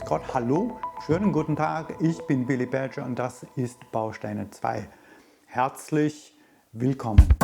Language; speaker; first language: German; non-native, fluent; English